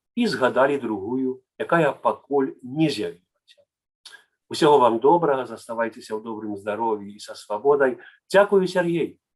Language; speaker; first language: Belarusian; native; Belarusian